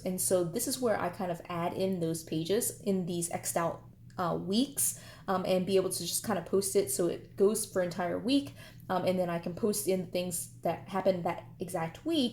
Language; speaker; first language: English; native; English